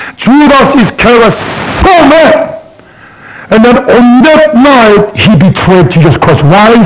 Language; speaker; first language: English; non-native, fluent; Korean